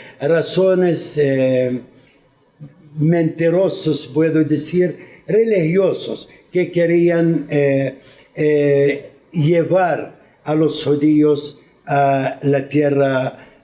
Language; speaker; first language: Spanish; non-native, fluent; Arabic